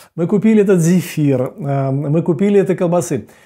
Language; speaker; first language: Russian; native; Russian